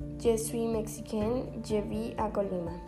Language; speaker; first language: French; non-native, learner; Spanish